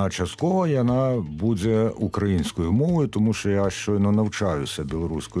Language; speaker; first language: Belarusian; non-native, learner; Ukrainian